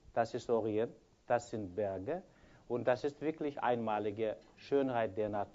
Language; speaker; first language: German; non-native, fluent; Kyrgyz